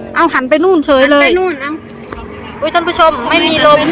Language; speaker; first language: Thai; native; Thai